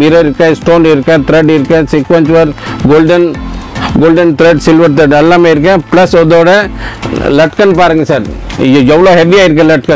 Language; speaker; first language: Tamil; non-native, local second language; Hindi